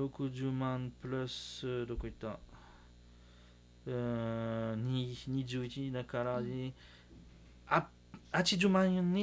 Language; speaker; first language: Japanese; non-native, learner; French